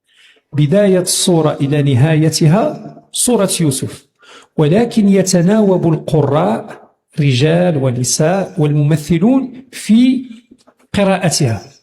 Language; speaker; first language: Arabic; native; Arabic